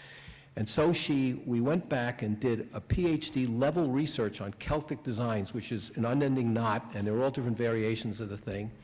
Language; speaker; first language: English; native; English